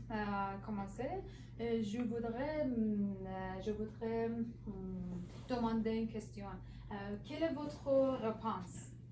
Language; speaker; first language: French; non-native, learner; Persian